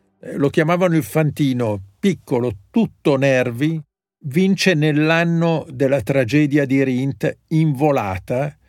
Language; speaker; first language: Italian; native; Italian